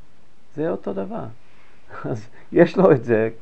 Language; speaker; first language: Hebrew; non-native, fluent; English